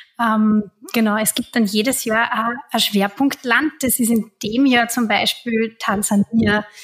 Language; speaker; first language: German; native; German